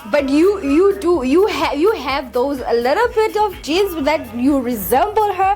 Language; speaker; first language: English; non-native, local second language; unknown